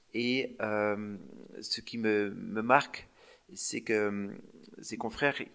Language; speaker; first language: French; native; French